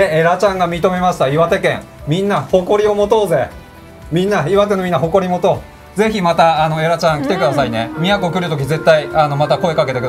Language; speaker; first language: Japanese; native; Japanese